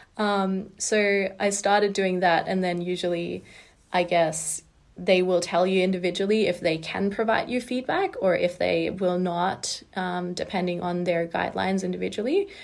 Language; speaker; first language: English; non-native, fluent; German